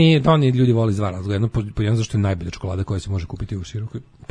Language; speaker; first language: Serbian; native; Serbian